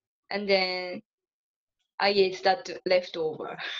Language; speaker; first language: English; non-native, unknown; Japanese